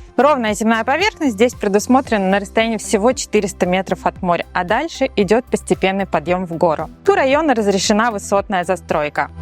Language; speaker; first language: Russian; native; Russian